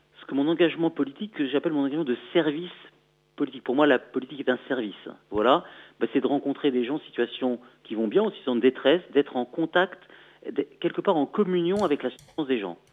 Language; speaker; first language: French; native; French